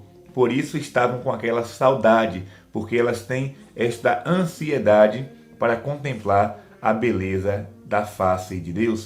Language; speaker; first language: Portuguese; native; Portuguese